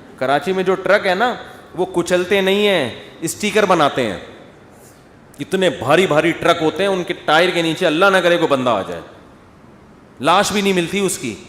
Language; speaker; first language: Urdu; native; Urdu